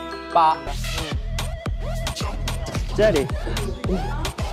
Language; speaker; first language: Chinese; non-native, fluent; Japanese